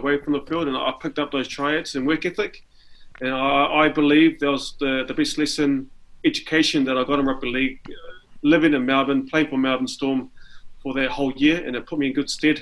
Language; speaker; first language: English; native; English